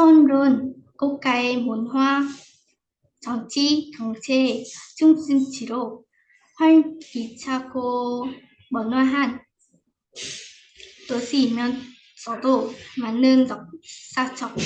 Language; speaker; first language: Korean; non-native, fluent; Vietnamese